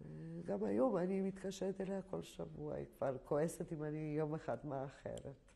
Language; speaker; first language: Hebrew; non-native, fluent; Polish